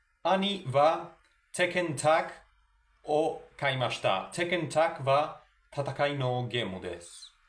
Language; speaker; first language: Japanese; non-native, learner; Spanish